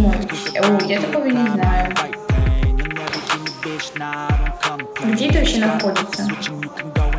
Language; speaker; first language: Russian; native; Russian